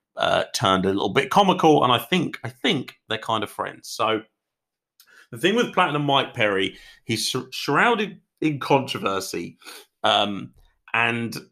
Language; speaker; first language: English; native; English